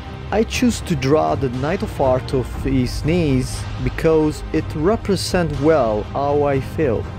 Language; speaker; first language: English; non-native, fluent; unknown